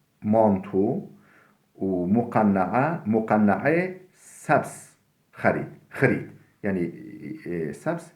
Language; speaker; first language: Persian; non-native, fluent; Turkish